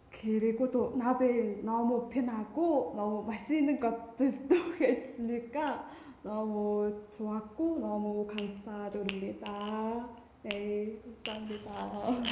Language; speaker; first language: Korean; non-native, fluent; Mongolian